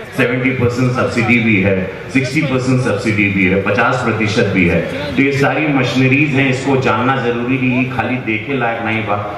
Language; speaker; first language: Hindi; native; Hindi